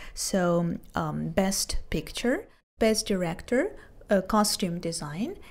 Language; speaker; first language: English; non-native, fluent; Hebrew